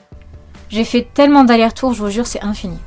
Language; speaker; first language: French; native; French